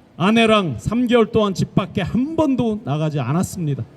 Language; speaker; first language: Korean; native; Korean